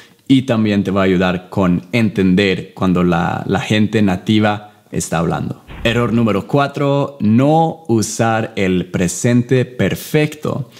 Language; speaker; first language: Spanish; non-native, fluent; English